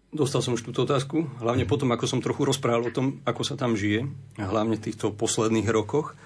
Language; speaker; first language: Slovak; native; Slovak